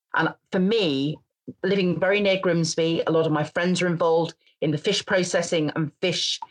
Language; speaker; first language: English; native; English